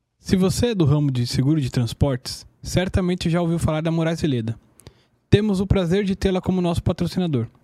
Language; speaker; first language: Portuguese; native; Portuguese